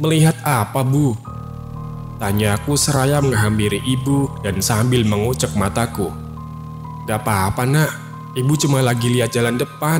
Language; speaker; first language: Indonesian; native; Indonesian